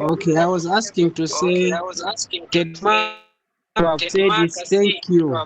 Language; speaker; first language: English; non-native, fluent; Nyanja